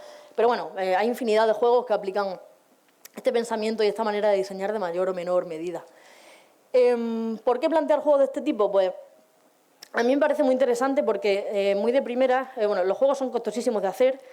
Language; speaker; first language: Spanish; native; Spanish